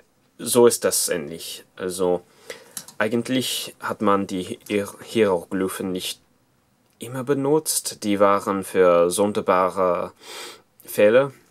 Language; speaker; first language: German; non-native, fluent; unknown